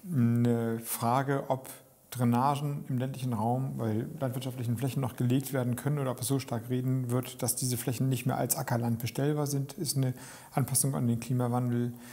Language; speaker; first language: German; native; German